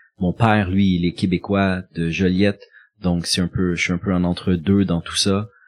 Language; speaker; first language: French; native; French